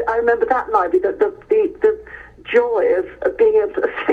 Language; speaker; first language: English; native; English